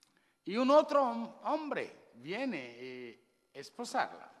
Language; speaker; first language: Spanish; non-native, learner; Wolof